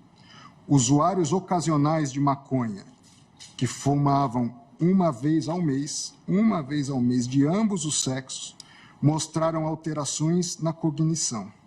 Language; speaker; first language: Portuguese; native; Portuguese